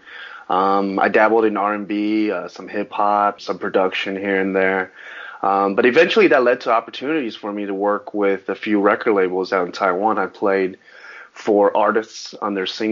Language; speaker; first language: English; early bilingual, other home language; Chinese